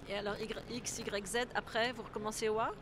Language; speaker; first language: French; native; French